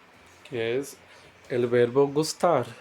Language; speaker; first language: Spanish; non-native, fluent; Portuguese